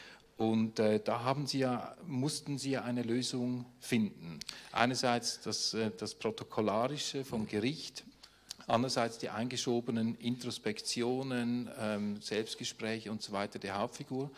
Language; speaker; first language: German; native; German